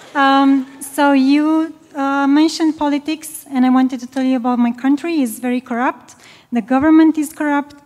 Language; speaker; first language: English; non-native, fluent; Romanian